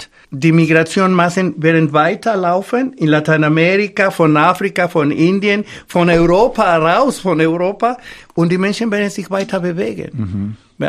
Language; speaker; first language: German; non-native, fluent; Spanish